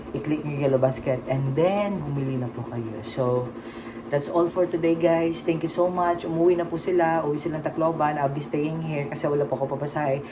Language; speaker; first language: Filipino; non-native, local second language; Waray